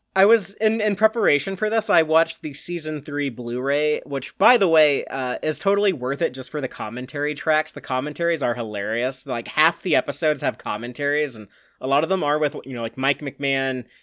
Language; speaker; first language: English; native; English